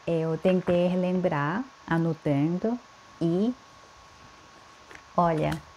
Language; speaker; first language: Portuguese; non-native, fluent; Korean